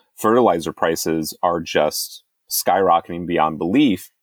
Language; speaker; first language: English; native; English